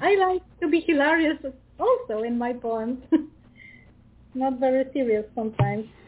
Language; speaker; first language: English; non-native, learner; Polish